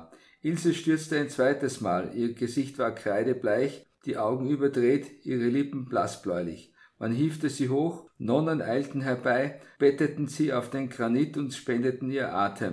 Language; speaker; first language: German; native; German